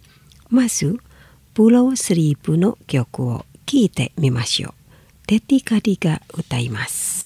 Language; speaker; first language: Japanese; non-native, fluent; Indonesian